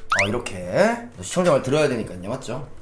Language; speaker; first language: Korean; native; Korean